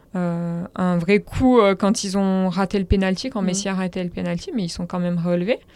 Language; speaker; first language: French; native; French